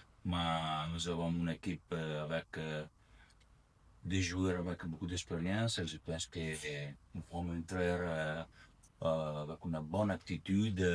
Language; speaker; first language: French; non-native, learner; Italian